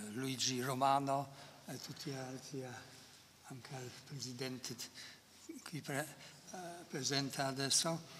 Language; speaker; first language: Italian; non-native, fluent; Polish